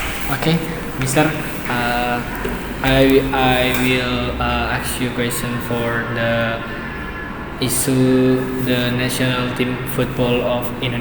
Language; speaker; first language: English; non-native, learner; Indonesian